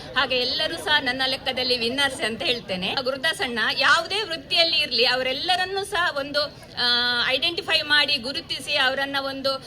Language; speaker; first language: Kannada; native; Kannada